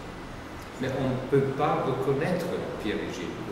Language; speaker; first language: French; non-native, learner; German